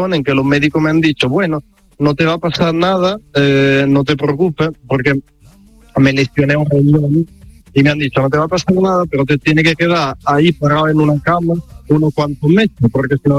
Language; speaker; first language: Spanish; non-native, fluent; Italian